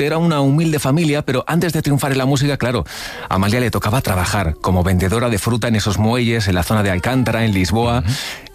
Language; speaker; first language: Spanish; native; Spanish